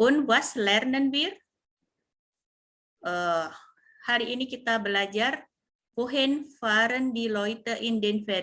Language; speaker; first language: German; non-native, fluent; Indonesian